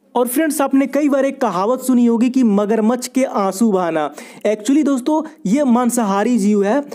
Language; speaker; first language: Hindi; native; Hindi